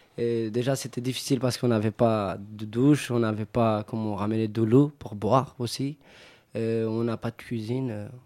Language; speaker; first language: French; non-native, fluent; Romany